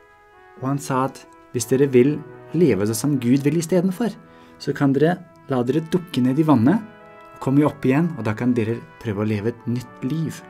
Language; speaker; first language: Norwegian; native; Norwegian